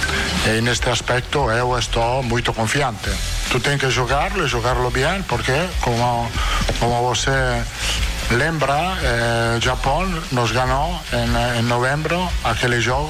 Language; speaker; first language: Portuguese; non-native, fluent; Italian